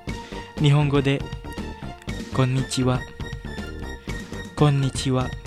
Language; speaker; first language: Japanese; non-native, fluent; Indonesian